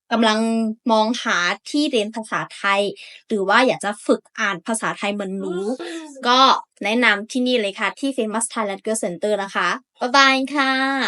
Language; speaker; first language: Thai; non-native, fluent; Burmese